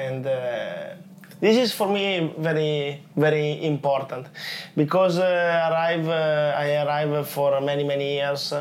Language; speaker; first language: English; non-native, learner; Italian